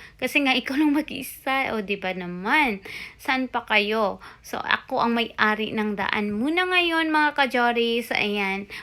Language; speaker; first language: Filipino; native; Filipino